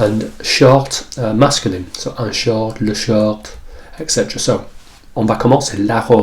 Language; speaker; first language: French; non-native, fluent; English